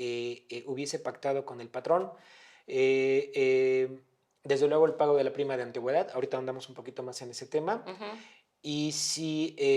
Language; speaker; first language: Spanish; native; Spanish